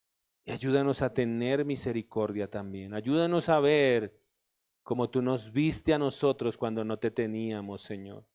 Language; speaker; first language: Spanish; native; Spanish